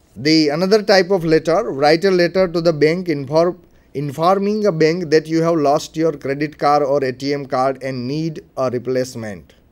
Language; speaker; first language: English; non-native, local second language; Gujarati